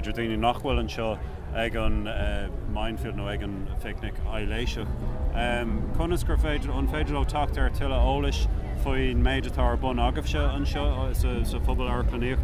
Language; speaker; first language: Irish; non-native, local second language; English